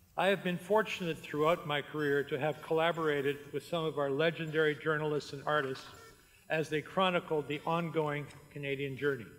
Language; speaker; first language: English; early bilingual, other home language; Dutch